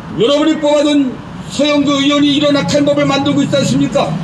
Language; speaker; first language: Korean; native; Korean